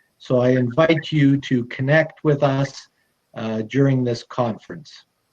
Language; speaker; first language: English; early bilingual, other home language; Polish